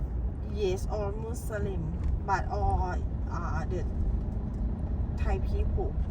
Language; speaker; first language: English; non-native, learner; Thai